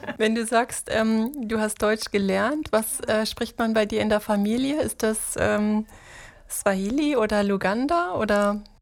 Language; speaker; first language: German; native; German